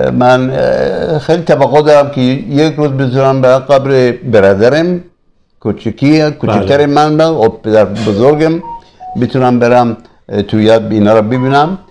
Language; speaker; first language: Persian; early bilingual, other home language; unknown